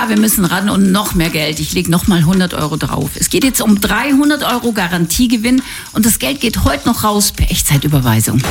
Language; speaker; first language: German; native; German